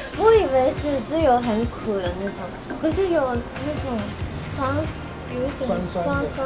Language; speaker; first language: Chinese; non-native, fluent; Japanese